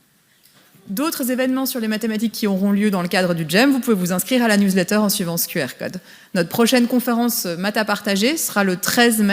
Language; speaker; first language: French; native; French